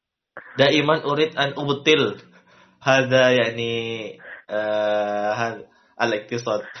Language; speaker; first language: Arabic; non-native, learner; Indonesian